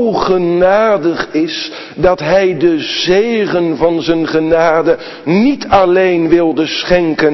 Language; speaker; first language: Dutch; native; Dutch